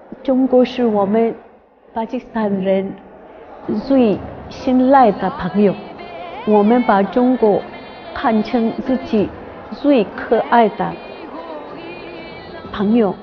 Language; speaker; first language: Chinese; non-native, fluent; Urdu